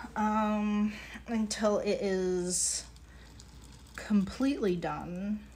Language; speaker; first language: English; native; English